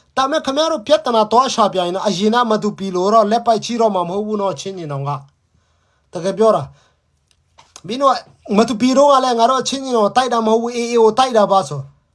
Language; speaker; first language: Burmese; non-native, local second language; Hakha Chin